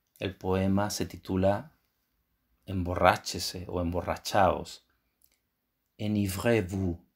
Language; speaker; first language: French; non-native, fluent; Spanish